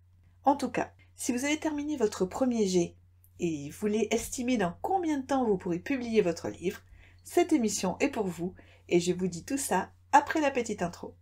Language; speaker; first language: French; native; French